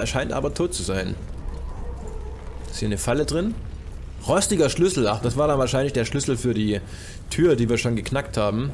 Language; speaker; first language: German; native; German